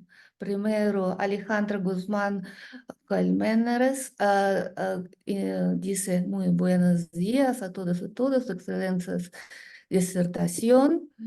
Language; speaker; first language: Spanish; non-native, learner; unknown